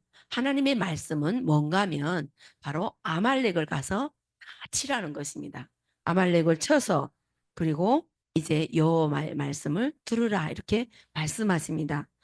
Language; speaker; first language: Korean; native; Korean